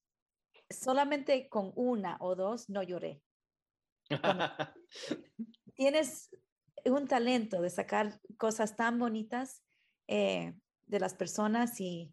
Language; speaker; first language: Spanish; early bilingual, heritage; Spanish